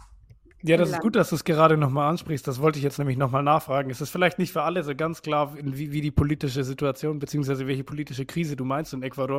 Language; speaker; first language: German; native; German